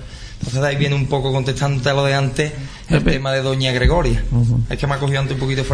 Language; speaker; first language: Spanish; native; Spanish